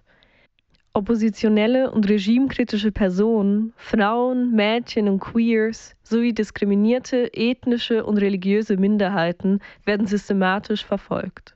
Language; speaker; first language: German; native; German